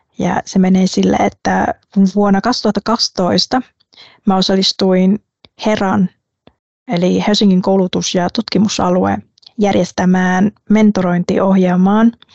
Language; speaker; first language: Finnish; non-native, fluent; Vietnamese